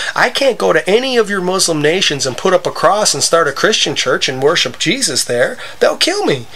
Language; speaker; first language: English; native; English